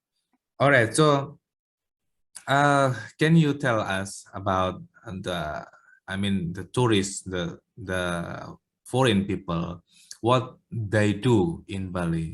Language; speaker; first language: English; non-native, learner; Indonesian